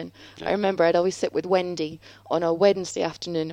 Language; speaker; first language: English; native; English